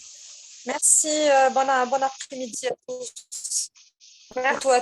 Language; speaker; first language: French; non-native, local second language; Arabic